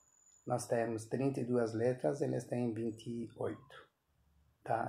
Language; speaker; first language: Portuguese; non-native, fluent; Persian